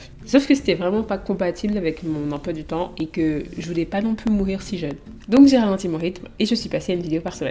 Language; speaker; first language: French; native; French